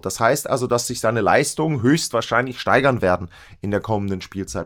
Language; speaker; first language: German; native; German